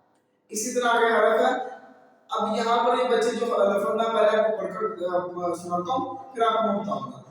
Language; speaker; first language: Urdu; non-native, local second language; Punjabi